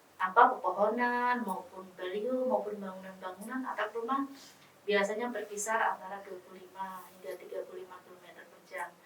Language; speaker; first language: Indonesian; native; Indonesian